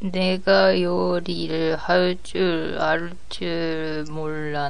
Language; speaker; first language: Korean; non-native, learner; Japanese